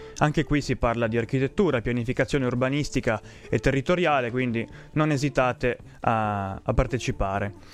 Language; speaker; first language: Italian; native; Italian